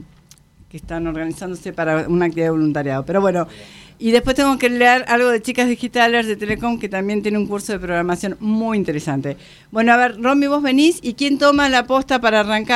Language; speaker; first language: Spanish; native; Spanish